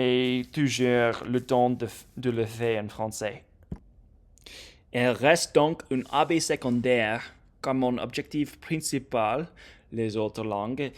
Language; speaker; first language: French; non-native, learner; English